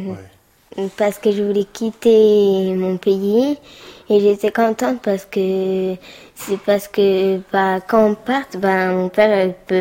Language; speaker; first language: French; early bilingual, other home language; Pashto